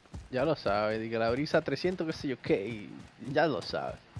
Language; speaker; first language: Spanish; early bilingual, heritage; Spanish